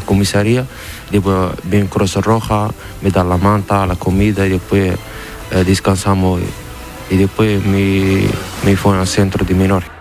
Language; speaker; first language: Spanish; non-native, learner; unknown